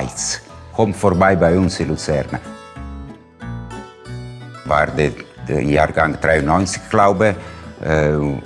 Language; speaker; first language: German; non-native, fluent; Italian